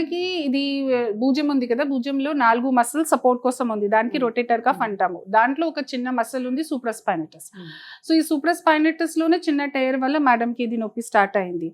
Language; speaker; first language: Telugu; non-native, fluent; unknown